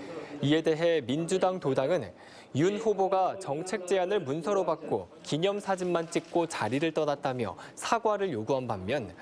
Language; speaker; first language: Korean; native; Korean